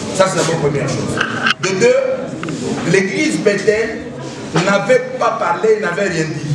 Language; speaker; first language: French; non-native, local second language; Lingala